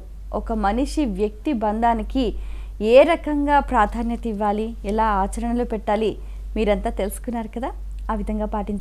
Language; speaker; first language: Telugu; native; Telugu